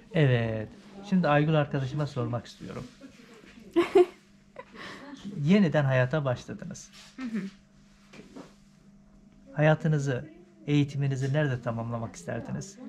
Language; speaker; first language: Turkish; native; Turkish